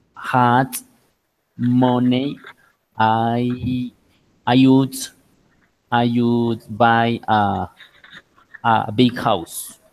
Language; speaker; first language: English; non-native, learner; Spanish